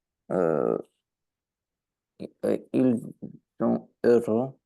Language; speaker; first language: French; non-native, learner; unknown